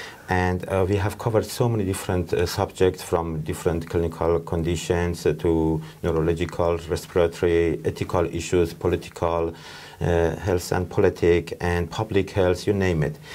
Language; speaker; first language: English; non-native, fluent; Persian